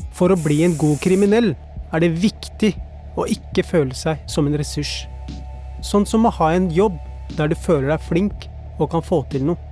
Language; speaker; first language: Norwegian; early bilingual, other home language; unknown